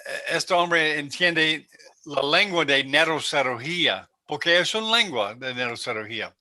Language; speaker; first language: Spanish; non-native, learner; English